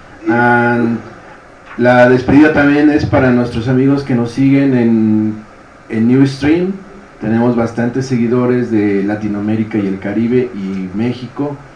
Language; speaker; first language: Spanish; native; Spanish